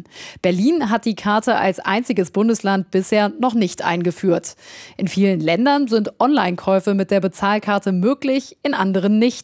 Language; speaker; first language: German; native; German